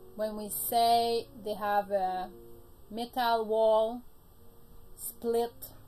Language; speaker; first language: English; native; English